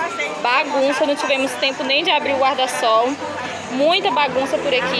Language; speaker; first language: Portuguese; native; Portuguese